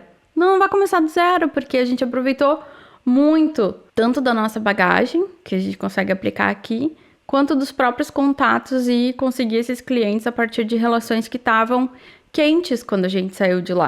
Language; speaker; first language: Portuguese; native; Portuguese